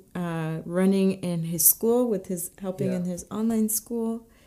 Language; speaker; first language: English; native; English